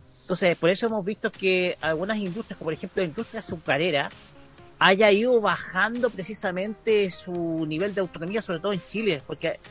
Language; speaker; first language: Spanish; native; Spanish